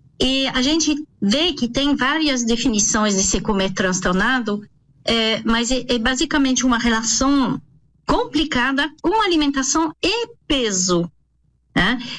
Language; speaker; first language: Portuguese; non-native, fluent; French